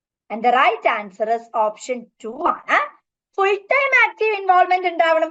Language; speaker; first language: English; non-native, local second language; Malayalam